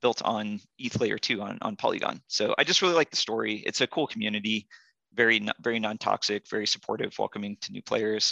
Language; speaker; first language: English; native; English